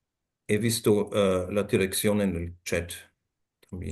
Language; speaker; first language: Spanish; non-native, fluent; German